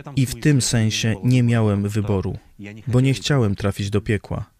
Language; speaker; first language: Polish; non-native, fluent; Russian